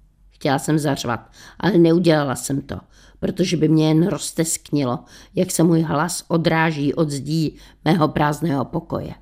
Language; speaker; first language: Czech; native; Czech